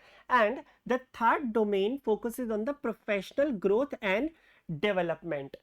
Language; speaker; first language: English; non-native, local second language; Hindi